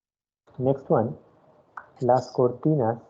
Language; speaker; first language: Spanish; non-native, fluent; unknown